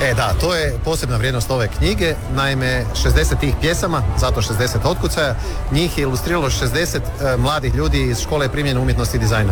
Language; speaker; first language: Serbian; native; Serbian